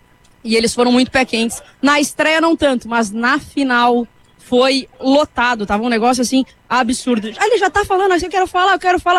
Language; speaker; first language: Portuguese; native; Portuguese